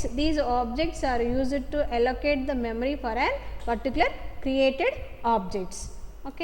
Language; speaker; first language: English; non-native, local second language; Telugu